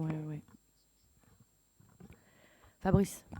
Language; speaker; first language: French; native; French